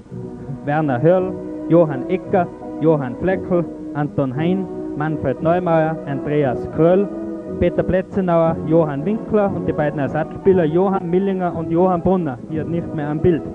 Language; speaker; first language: German; native; German